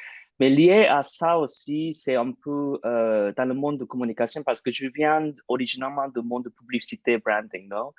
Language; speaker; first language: French; non-native, fluent; English